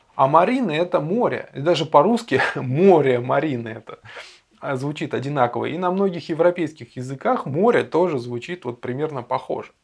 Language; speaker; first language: Russian; native; Russian